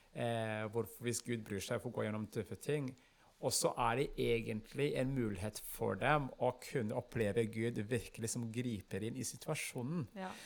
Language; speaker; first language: Norwegian; non-native, fluent; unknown